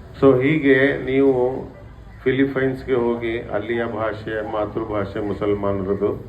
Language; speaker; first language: Kannada; non-native, local second language; Urdu